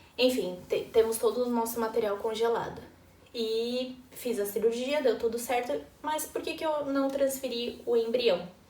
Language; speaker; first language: Portuguese; native; Portuguese